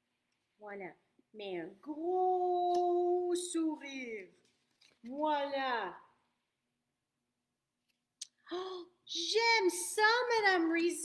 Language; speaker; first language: French; non-native, fluent; English